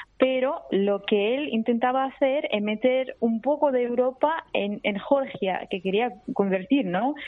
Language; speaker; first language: Spanish; non-native, fluent; Georgian